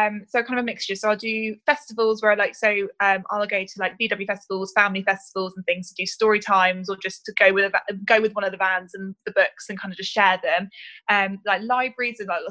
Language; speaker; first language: English; native; English